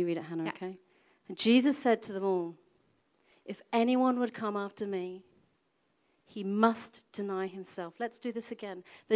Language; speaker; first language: English; native; English